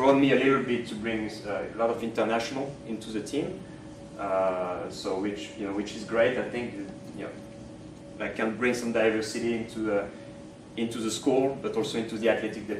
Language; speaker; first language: English; non-native, fluent; French